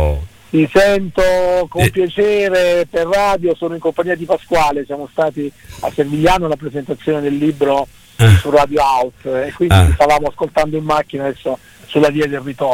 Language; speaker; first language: Italian; native; Italian